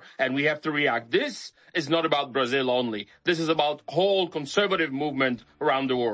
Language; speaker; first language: English; non-native, fluent; Polish